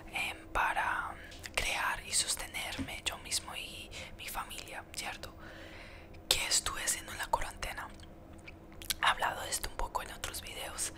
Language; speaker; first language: Spanish; early bilingual, heritage; Spanish